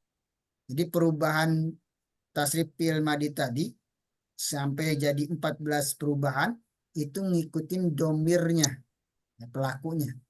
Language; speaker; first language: Indonesian; native; Indonesian